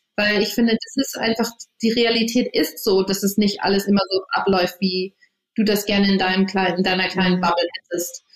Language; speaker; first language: German; early bilingual, other home language; English